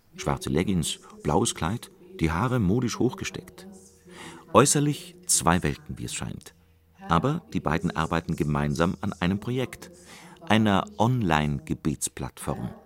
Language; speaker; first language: German; native; German